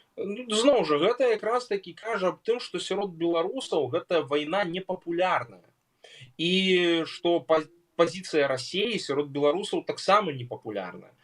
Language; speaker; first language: Belarusian; native; Belarusian